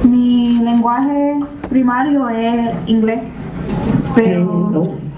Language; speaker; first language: Spanish; early bilingual, heritage; Spanish